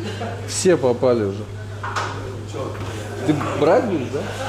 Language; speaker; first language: Russian; native; Russian